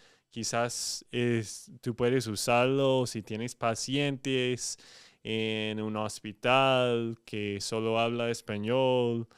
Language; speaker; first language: Spanish; non-native, fluent; English